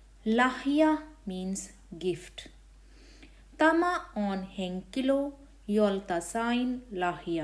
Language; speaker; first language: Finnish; non-native, fluent; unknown